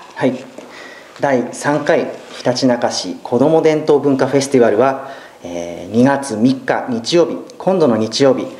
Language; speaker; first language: Japanese; native; Japanese